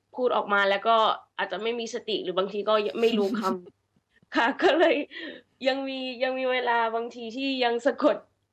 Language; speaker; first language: Thai; early bilingual, heritage; Thai